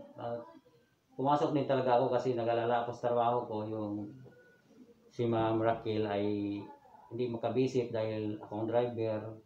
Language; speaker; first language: Filipino; non-native, local second language; Cebuano